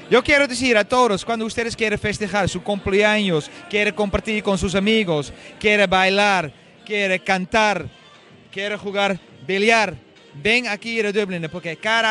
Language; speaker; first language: Spanish; non-native, fluent; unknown